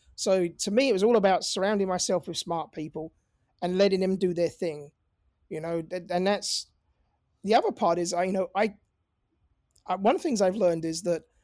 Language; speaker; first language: English; native; English